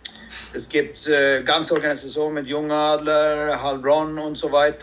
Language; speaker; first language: German; non-native, learner; Swedish